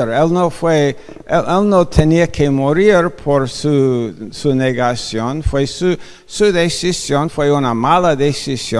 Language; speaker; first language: Spanish; non-native, fluent; English